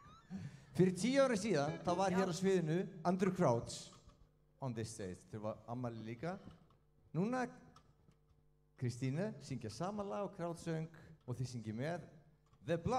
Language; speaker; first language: Icelandic; native; Icelandic